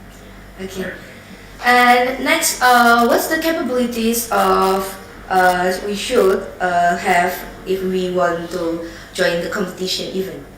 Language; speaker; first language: English; non-native, learner; Indonesian